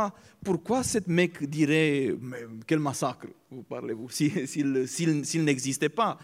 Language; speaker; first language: French; non-native, fluent; Romanian